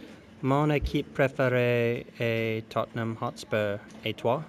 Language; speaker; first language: French; non-native, learner; English